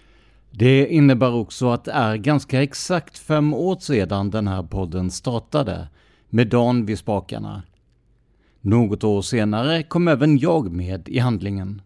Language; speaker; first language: Swedish; native; Swedish